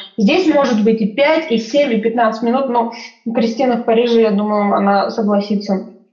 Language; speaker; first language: Russian; native; Russian